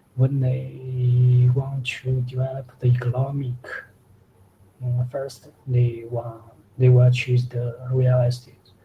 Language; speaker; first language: English; non-native, learner; Chinese